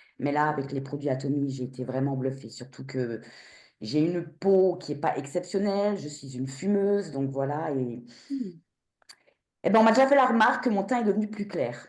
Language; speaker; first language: French; native; French